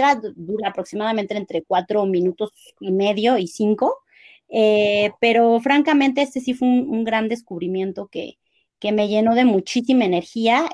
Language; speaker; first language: Spanish; native; Spanish